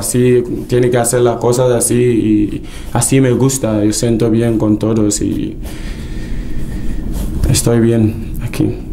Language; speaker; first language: Spanish; non-native, learner; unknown